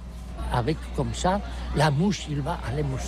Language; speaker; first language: French; non-native, learner; Catalan